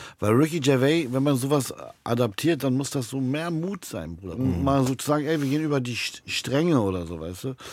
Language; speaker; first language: German; early bilingual, other home language; Arabic